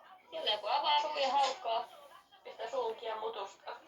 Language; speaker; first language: Finnish; native; Finnish